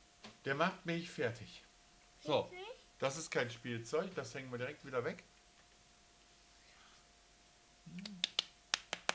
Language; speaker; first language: German; native; German